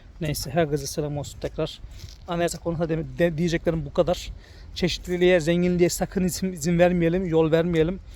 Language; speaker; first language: Turkish; native; Turkish